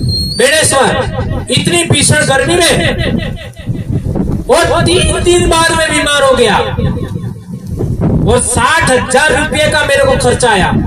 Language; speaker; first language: Hindi; non-native, local second language; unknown